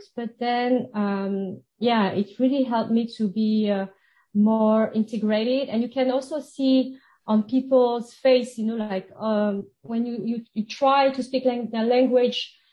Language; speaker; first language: English; non-native, fluent; French